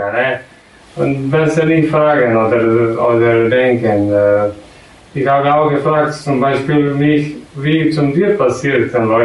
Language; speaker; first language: German; non-native, learner; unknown